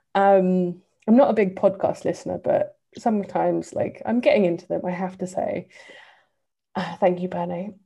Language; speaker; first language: English; native; English